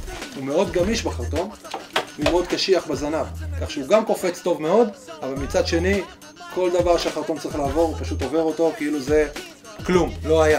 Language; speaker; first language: Hebrew; native; Hebrew